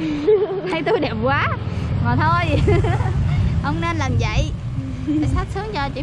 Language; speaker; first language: Vietnamese; native; Vietnamese